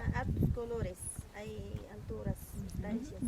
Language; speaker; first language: Spanish; non-native, local second language; Quechua